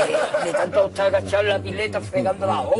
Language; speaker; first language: Spanish; native; Spanish